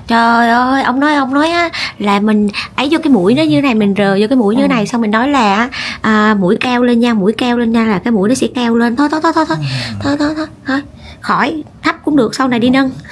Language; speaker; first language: Vietnamese; native; Vietnamese